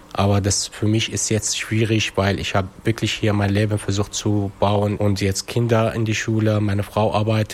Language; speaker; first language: German; non-native, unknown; Arabic